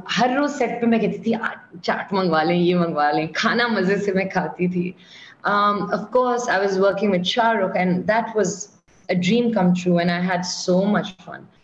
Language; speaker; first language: Urdu; native; Urdu